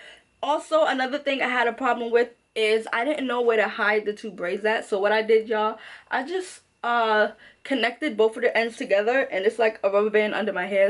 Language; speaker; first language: English; native; English